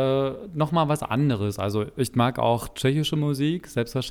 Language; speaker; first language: German; native; German